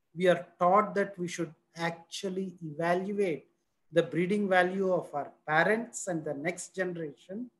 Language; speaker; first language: English; non-native, local second language; Telugu